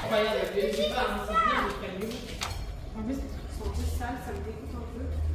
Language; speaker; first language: French; native; French